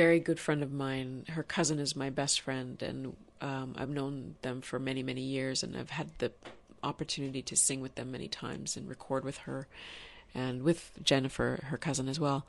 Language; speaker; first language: English; native; English